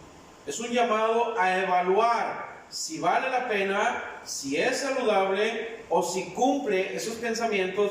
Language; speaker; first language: Spanish; native; Spanish